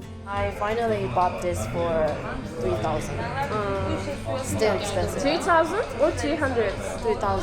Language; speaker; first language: English; non-native, learner; Korean